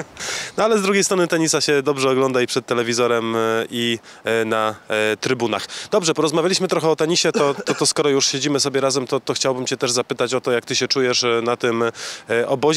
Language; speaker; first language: Polish; native; Polish